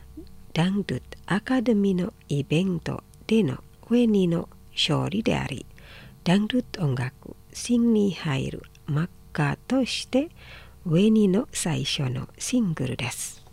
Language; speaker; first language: Japanese; non-native, fluent; Indonesian